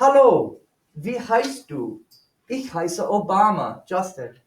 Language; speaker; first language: German; non-native, fluent; English